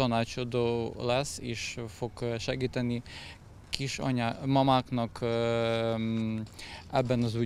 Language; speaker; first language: Hungarian; non-native, local second language; Ukrainian